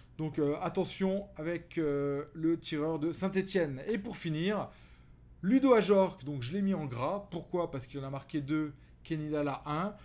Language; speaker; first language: French; native; French